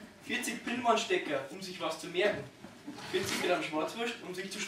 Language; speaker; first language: German; native; German